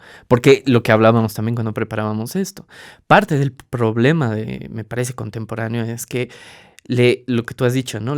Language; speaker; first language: Spanish; native; Spanish